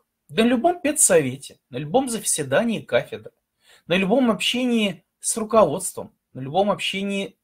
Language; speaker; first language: Russian; native; Russian